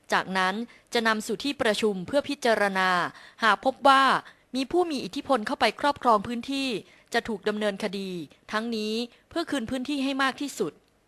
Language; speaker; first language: Thai; native; Thai